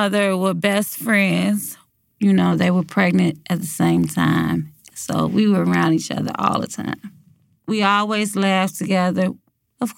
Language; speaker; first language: English; native; English